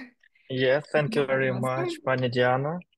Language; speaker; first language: English; non-native, learner; Ukrainian